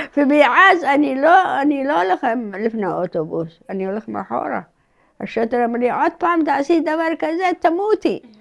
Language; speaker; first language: Hebrew; early bilingual, other home language; Arabic